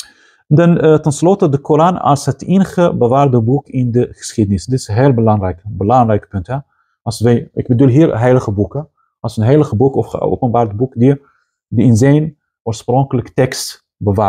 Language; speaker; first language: Dutch; non-native, fluent; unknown